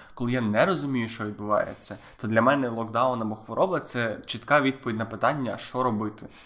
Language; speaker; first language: Ukrainian; native; Ukrainian